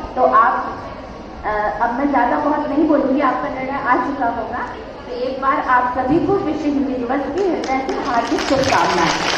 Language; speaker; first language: Hindi; native; Hindi